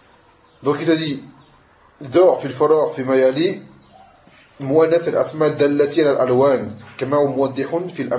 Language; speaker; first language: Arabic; non-native, fluent; French